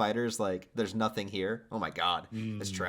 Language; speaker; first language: English; native; English